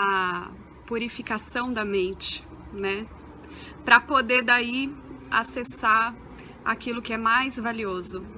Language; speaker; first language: Portuguese; native; Portuguese